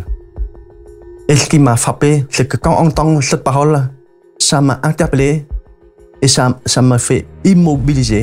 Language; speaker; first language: French; non-native, fluent; Khmer